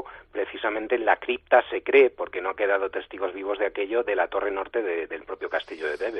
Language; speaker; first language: Spanish; native; Spanish